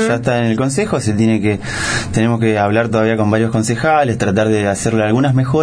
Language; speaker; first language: Spanish; native; Spanish